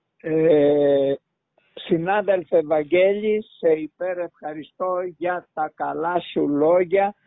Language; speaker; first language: Greek; native; Greek